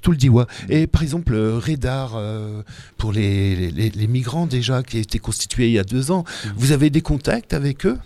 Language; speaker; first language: French; native; French